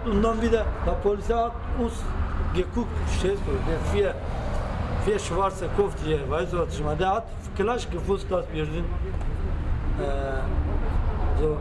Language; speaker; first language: German; non-native, learner; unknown